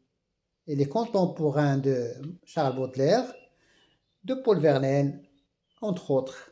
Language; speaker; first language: French; non-native, local second language; Arabic